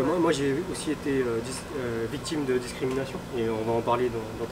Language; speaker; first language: French; early bilingual, other home language; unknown